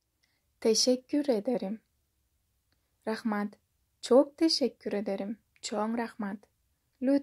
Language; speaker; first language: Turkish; non-native, fluent; Kyrgyz